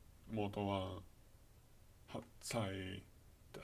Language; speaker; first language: Japanese; non-native, learner; English